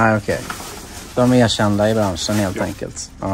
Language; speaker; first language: Swedish; native; Swedish